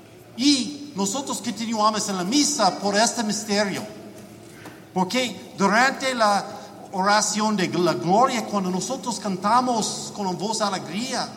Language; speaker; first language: Spanish; non-native, learner; English